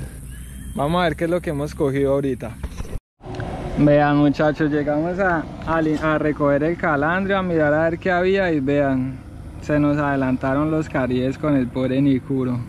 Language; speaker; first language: Spanish; native; Spanish